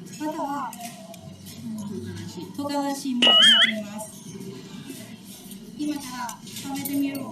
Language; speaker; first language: Japanese; non-native, learner; Thai